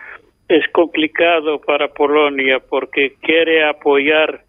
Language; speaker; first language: Spanish; non-native, fluent; English